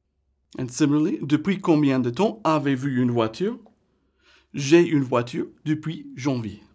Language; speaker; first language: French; non-native, fluent; English